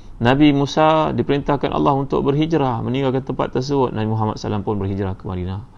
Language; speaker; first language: Malay; native; Malay